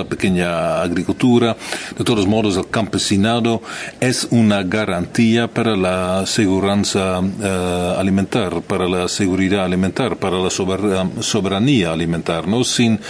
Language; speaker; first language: Spanish; non-native, fluent; Dutch